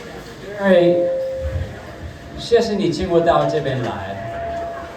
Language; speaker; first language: Chinese; non-native, fluent; English